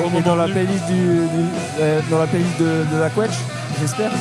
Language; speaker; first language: French; native; French